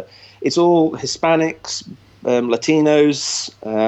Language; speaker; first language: English; native; English